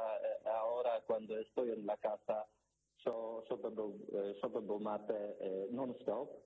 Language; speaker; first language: Spanish; non-native, learner; Polish